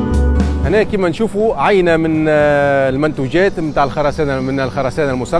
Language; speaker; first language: Arabic; native; Arabic